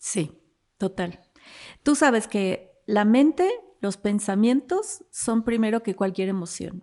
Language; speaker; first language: Spanish; native; Spanish